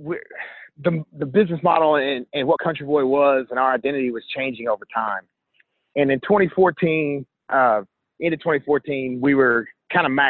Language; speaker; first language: English; native; English